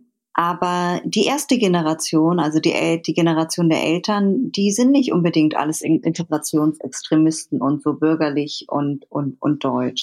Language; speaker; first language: German; early bilingual, other home language; Vietnamese